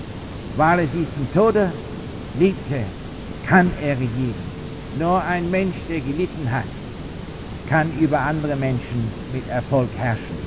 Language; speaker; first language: German; non-native, fluent; English